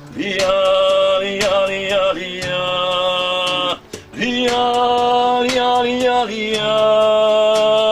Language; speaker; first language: Italian; non-native, local second language; Sicilian